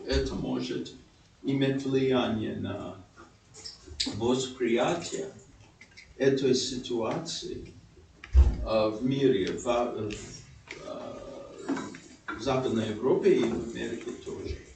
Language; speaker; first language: Russian; non-native, fluent; English